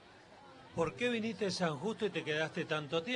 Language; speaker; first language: Spanish; native; Spanish